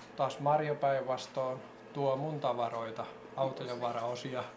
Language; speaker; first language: Finnish; native; Finnish